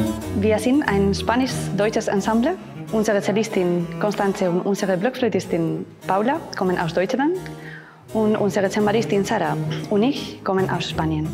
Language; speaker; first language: German; non-native, fluent; Spanish